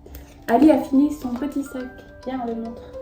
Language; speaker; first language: French; native; French